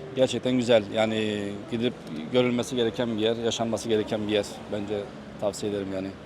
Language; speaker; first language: Turkish; native; Turkish